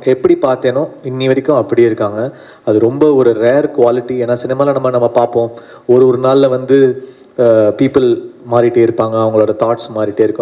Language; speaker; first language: Tamil; native; Tamil